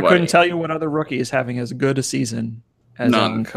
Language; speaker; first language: English; native; English